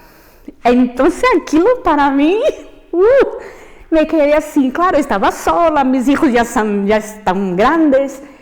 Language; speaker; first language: Spanish; non-native, fluent; Portuguese